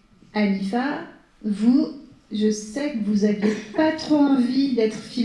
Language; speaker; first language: French; native; French